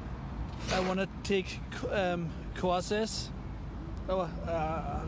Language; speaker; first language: English; non-native, fluent; German